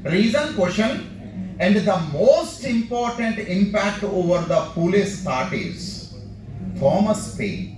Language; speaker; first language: English; non-native, local second language; Telugu